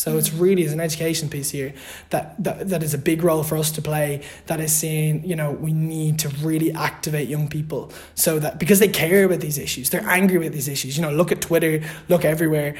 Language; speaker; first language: English; native; English